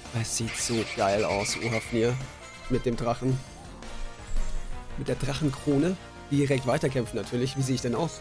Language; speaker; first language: German; native; German